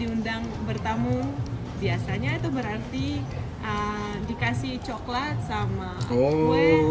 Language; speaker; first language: Indonesian; non-native, fluent; Russian